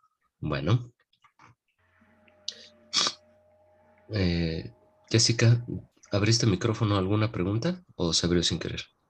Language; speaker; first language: Spanish; native; Spanish